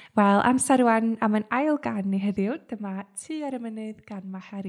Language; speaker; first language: Welsh; native; Welsh